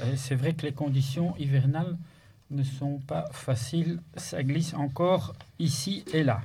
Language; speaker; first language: French; native; French